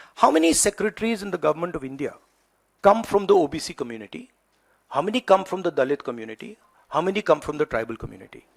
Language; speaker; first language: English; non-native, local second language; Hindi